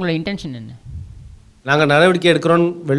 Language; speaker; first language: Tamil; native; Tamil